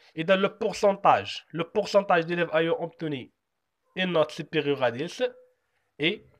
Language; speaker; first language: French; non-native, local second language; Arabic